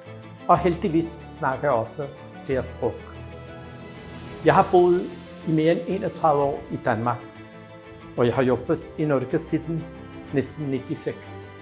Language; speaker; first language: Danish; non-native, fluent; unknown